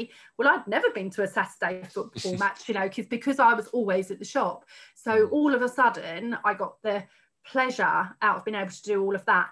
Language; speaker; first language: English; native; English